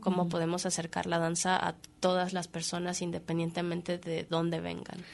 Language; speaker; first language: Spanish; native; Spanish